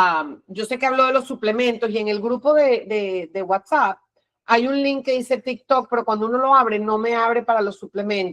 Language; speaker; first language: Spanish; native; Spanish